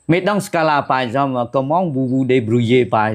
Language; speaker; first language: French; non-native, fluent; Khmer